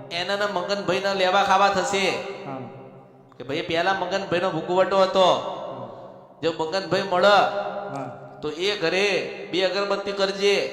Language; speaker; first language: Gujarati; native; Gujarati